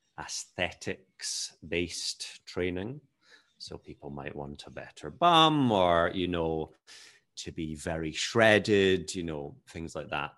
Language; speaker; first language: English; native; English